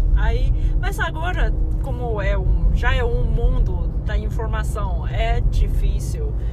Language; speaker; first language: Portuguese; non-native, fluent; Chinese